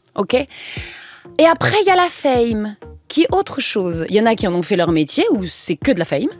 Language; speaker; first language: French; native; French